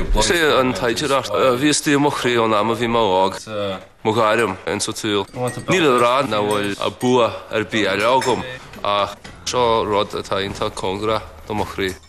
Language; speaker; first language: Irish; non-native, fluent; English